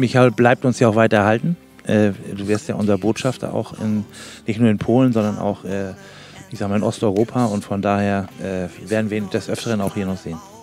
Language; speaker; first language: German; native; German